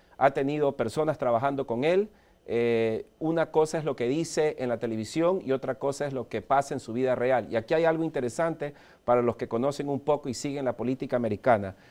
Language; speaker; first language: Spanish; early bilingual, heritage; Spanish